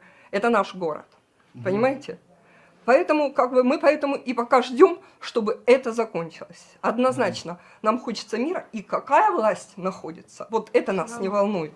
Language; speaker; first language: Russian; native; Russian